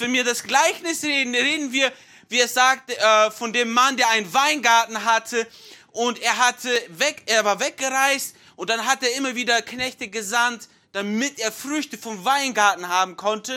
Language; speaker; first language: German; non-native, fluent; English